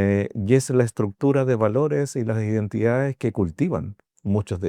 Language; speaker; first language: Spanish; native; Spanish